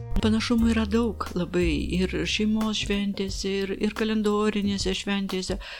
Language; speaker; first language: Lithuanian; non-native, local second language; Polish